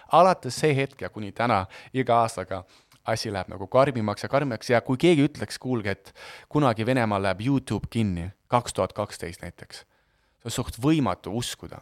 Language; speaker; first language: Estonian; non-native, local second language; Russian